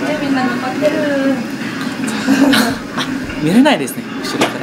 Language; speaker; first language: Japanese; non-native, learner; Indonesian